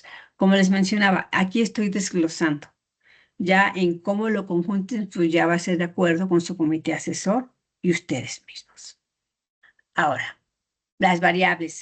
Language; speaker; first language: Spanish; native; Spanish